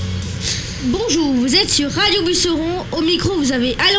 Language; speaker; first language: French; native; French